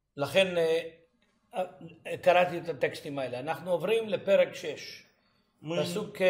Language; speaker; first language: Hebrew; early bilingual, other home language; Ladino